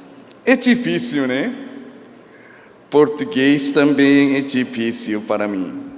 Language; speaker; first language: Portuguese; non-native, fluent; Korean